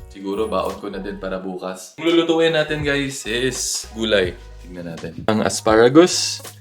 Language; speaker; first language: Filipino; native; Filipino